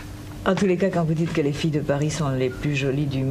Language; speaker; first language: French; native; French